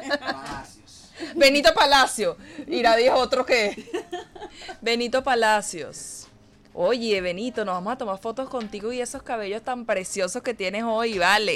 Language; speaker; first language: Spanish; native; Spanish